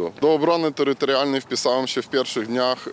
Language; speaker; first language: Polish; non-native, local second language; Ukrainian